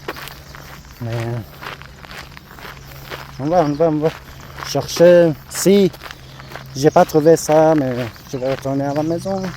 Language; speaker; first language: French; non-native, learner; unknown